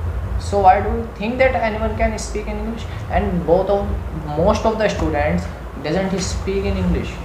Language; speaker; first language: English; non-native, learner; Hindi